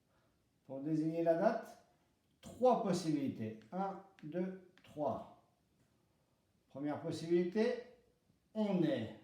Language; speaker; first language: French; non-native, fluent; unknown